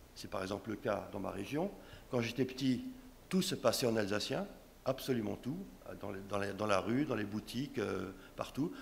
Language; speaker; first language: French; non-native, local second language; Swiss German